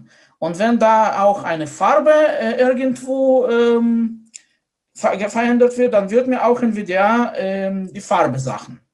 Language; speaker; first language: German; non-native, fluent; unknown